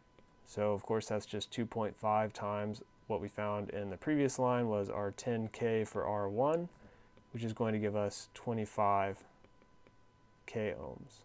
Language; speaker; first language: English; native; English